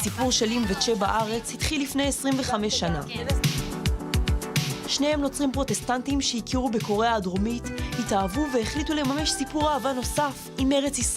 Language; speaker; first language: Hebrew; native; Hebrew